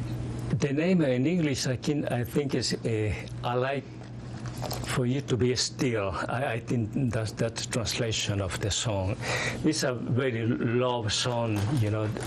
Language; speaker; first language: English; non-native, fluent; Spanish